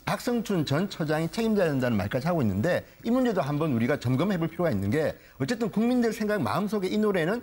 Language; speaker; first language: Korean; native; Korean